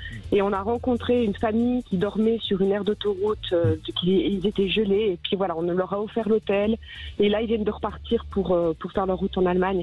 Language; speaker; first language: French; native; French